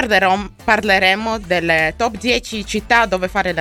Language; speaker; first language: Italian; native; Italian